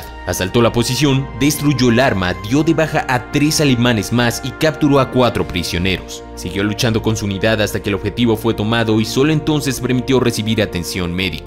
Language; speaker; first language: Spanish; native; Spanish